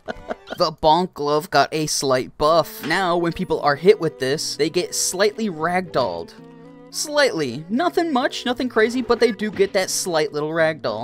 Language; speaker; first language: English; native; English